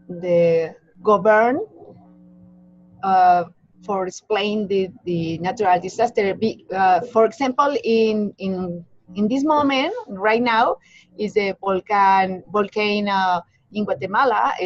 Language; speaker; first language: English; non-native, learner; Spanish